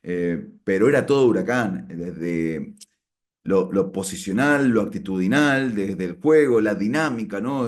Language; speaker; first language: Spanish; native; Spanish